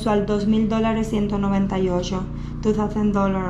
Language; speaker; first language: English; non-native, learner; Spanish